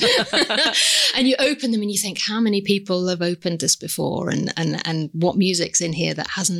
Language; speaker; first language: English; native; English